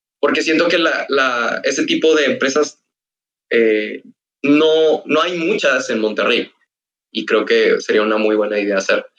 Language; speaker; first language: Spanish; native; Spanish